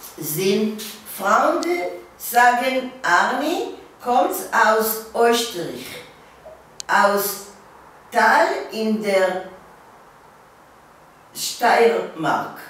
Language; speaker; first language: German; non-native, learner; Hebrew